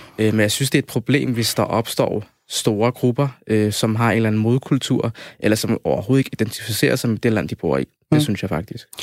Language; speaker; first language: Danish; early bilingual, other home language; Somali